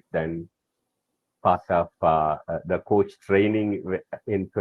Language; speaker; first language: English; non-native, local second language; Tamil